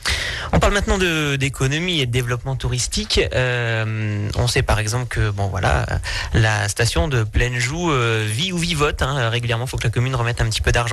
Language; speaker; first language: French; native; French